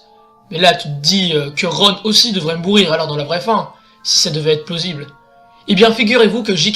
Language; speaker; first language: French; native; French